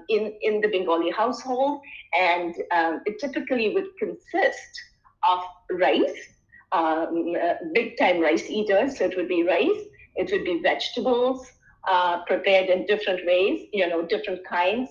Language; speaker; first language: English; non-native, local second language; Bangla